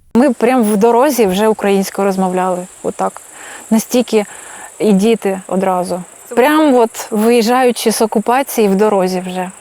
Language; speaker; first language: Ukrainian; non-native, local second language; Russian